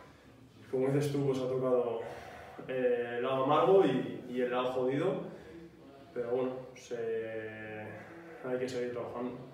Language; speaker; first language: Spanish; native; Spanish